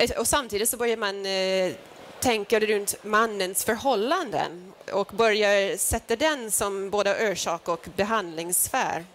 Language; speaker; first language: Swedish; non-native, fluent; English